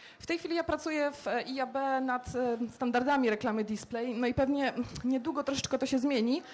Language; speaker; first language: Polish; native; Polish